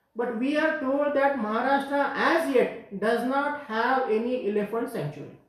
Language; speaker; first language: English; non-native, local second language; Marathi